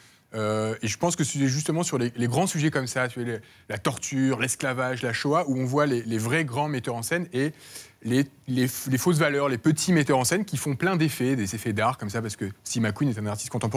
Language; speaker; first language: French; native; French